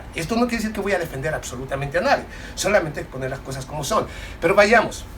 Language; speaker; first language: Spanish; native; Spanish